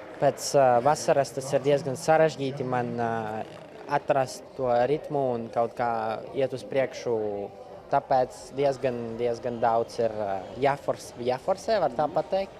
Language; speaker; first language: Latvian; non-native, local second language; Russian